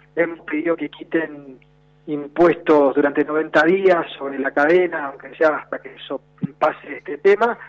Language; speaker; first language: Spanish; native; Spanish